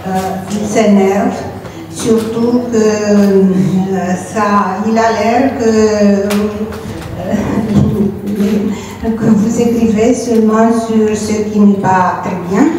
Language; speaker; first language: French; non-native, fluent; Romanian